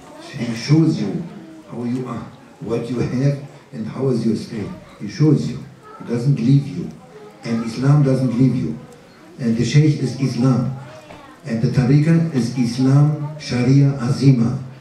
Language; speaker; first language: English; non-native, fluent; German